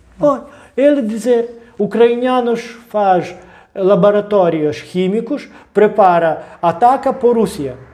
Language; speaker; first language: Portuguese; non-native, learner; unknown